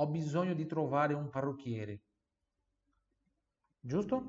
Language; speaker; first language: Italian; non-native, fluent; Portuguese